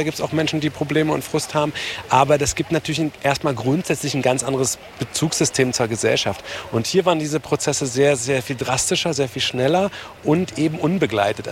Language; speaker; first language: German; native; German